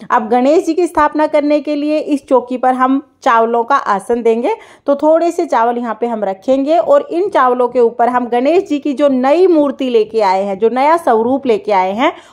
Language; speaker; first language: Hindi; native; Hindi